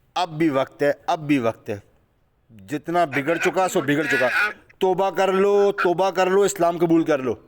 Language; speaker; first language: Urdu; non-native, local second language; Punjabi